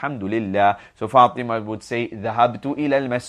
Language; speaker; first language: Arabic; non-native, fluent; English